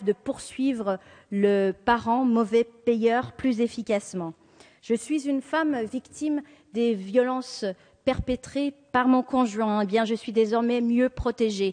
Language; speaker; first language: French; native; French